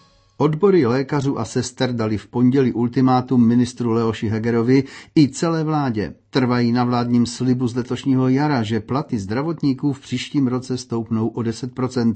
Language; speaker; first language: Czech; native; Czech